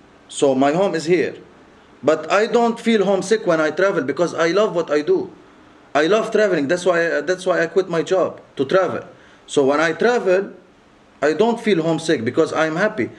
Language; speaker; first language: English; non-native, local second language; Arabic